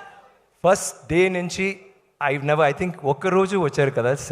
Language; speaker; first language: Telugu; non-native, learner; Tamil